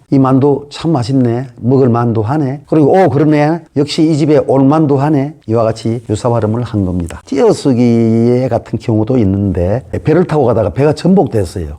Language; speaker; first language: Korean; native; Korean